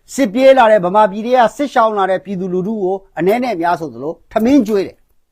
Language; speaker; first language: Burmese; non-native, local second language; Kachin